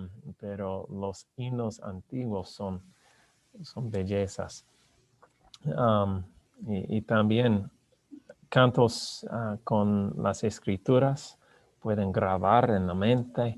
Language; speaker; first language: Spanish; non-native, learner; English